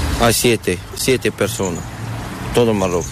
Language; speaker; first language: Spanish; non-native, learner; Arabic